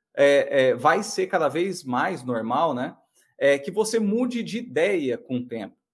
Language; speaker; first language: Portuguese; native; Portuguese